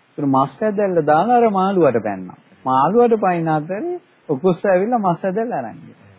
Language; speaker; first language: Sinhala; native; Sinhala